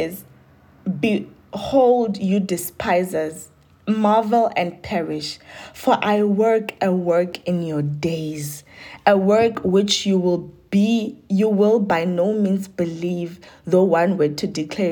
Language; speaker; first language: English; non-native, local second language; Tsonga